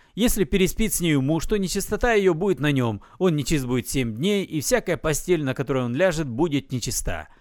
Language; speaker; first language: Russian; native; Russian